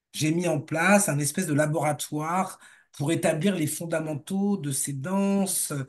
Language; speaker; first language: French; native; French